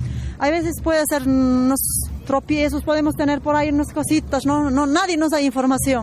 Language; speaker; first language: Spanish; native; Spanish